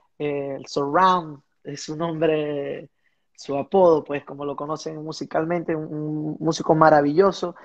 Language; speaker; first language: Spanish; native; Spanish